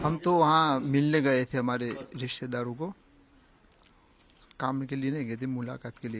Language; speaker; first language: Hindi; native; Hindi